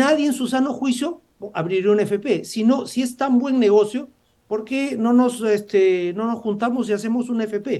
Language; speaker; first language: Spanish; native; Spanish